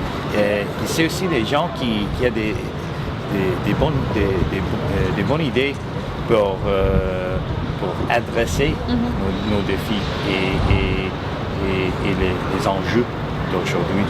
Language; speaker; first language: French; non-native, local second language; English